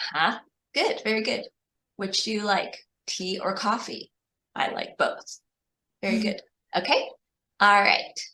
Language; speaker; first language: English; non-native, fluent; Chinese